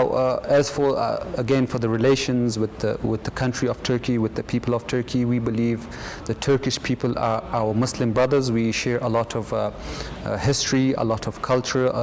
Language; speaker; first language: English; non-native, fluent; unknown